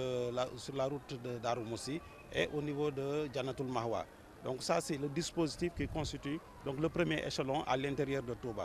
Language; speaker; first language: French; non-native, local second language; Wolof